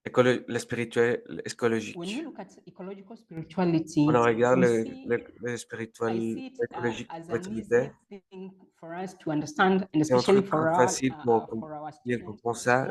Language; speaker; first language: French; non-native, learner; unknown